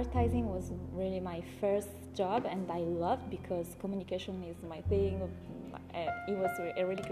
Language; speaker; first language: English; non-native, learner; Italian